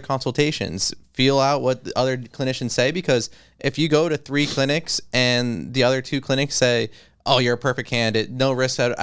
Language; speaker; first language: English; native; English